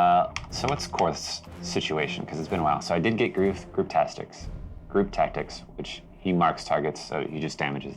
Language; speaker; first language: English; native; English